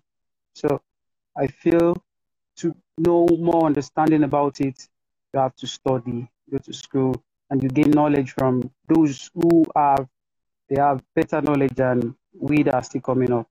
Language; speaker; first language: English; non-native, local second language; Yoruba